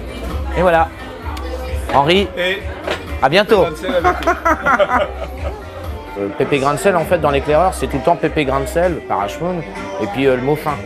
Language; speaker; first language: French; native; French